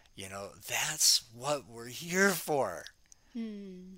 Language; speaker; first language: English; native; English